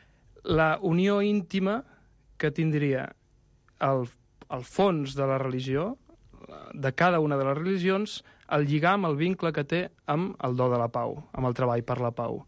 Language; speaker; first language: Catalan; native; Catalan